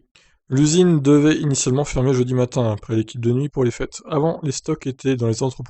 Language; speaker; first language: French; native; French